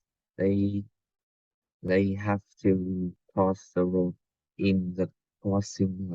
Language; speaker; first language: English; non-native, learner; Vietnamese